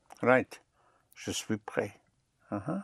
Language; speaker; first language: French; non-native, fluent; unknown